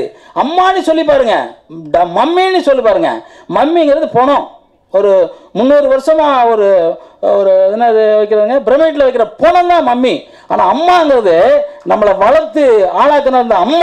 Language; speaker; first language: Tamil; native; Tamil